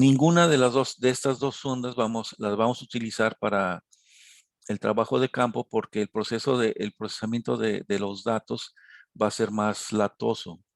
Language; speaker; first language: Spanish; native; Spanish